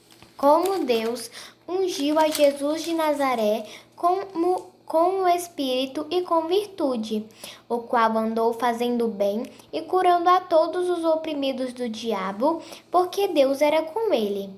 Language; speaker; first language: Portuguese; native; Portuguese